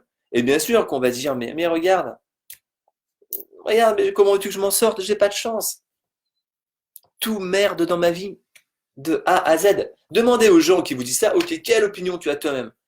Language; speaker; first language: French; native; French